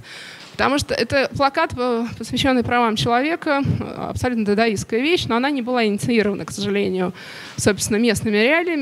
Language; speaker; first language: Russian; native; Russian